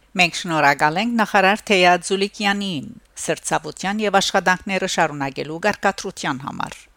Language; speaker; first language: Armenian; early bilingual, heritage; Armenian